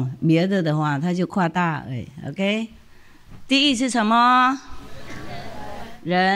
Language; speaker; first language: Chinese; non-native, fluent; Vietnamese